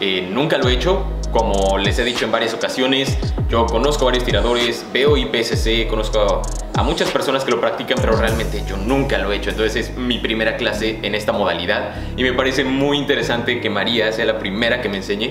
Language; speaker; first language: Spanish; native; Spanish